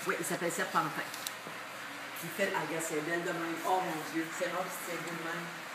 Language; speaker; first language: French; native; French